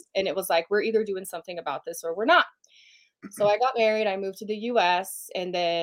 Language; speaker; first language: English; non-native, fluent; Portuguese